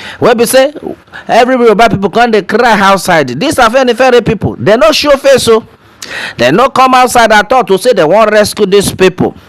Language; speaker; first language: Nigerian Pidgin; non-native, local second language; Yoruba